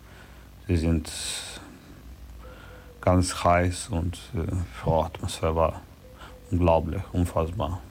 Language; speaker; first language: German; non-native, learner; Ukrainian